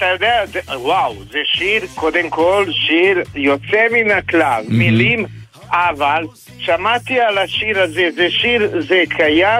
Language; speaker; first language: Hebrew; non-native, learner; Bosnian